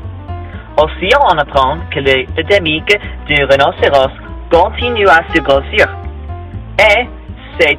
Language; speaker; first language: French; non-native, learner; English